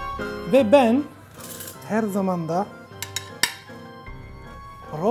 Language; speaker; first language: Turkish; non-native, fluent; Italian